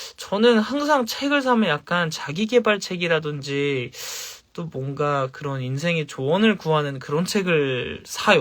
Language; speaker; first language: Korean; native; Korean